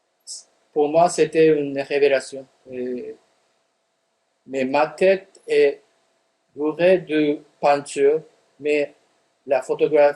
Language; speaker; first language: French; non-native, fluent; Japanese